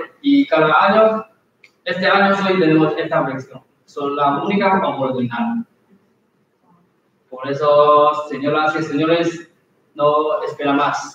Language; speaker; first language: Spanish; non-native, learner; Chinese